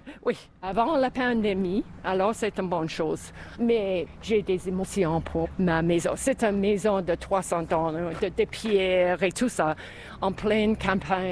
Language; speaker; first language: French; non-native, local second language; English